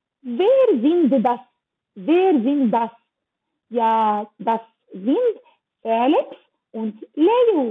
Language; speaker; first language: German; non-native, learner; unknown